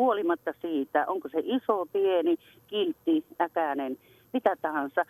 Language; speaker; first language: Finnish; native; Finnish